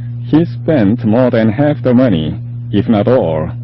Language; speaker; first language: English; non-native, fluent; Korean